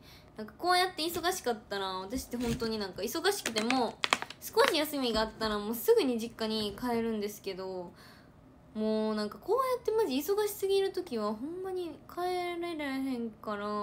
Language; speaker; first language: Japanese; native; Japanese